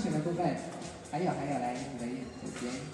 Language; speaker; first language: Chinese; native; Chinese